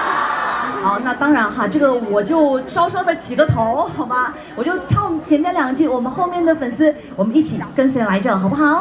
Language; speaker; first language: Chinese; native; Chinese